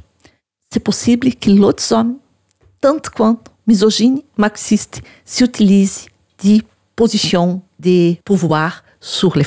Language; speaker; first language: French; non-native, learner; Portuguese